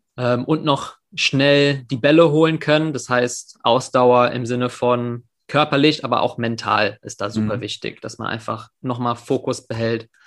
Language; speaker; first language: German; early bilingual, other home language; English